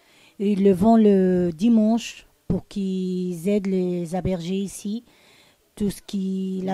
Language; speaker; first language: French; non-native, learner; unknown